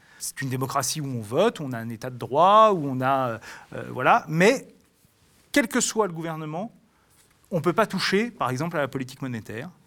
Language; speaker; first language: French; native; French